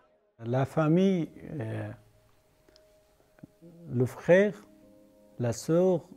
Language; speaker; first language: French; non-native, learner; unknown